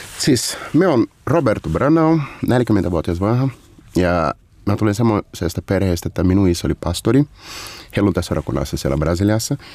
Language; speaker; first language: Finnish; non-native, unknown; Portuguese